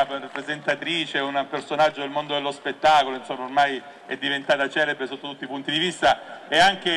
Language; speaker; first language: Italian; native; Italian